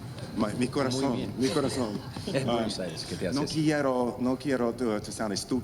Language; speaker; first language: Spanish; non-native, learner; English